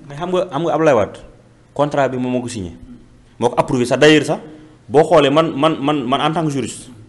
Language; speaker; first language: Wolof; native; Wolof